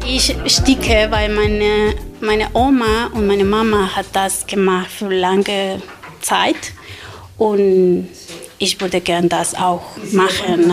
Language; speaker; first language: German; non-native, learner; Spanish